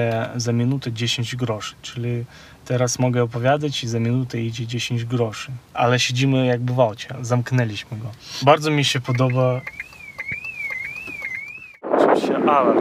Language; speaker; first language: Polish; non-native, fluent; Ukrainian